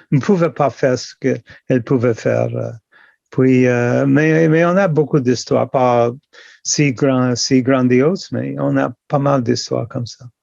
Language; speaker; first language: French; non-native, local second language; English